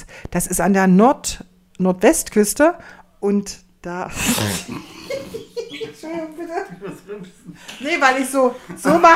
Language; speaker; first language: German; native; German